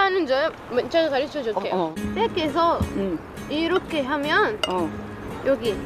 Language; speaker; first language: Korean; non-native, fluent; Arabic